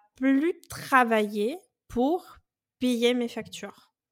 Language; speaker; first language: French; non-native, fluent; Russian